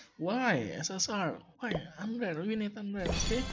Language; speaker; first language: English; non-native, learner; Malay